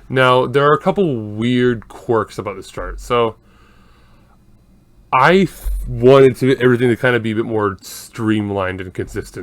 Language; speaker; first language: English; native; English